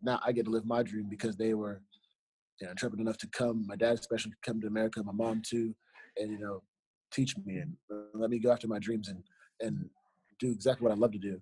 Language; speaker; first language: English; native; English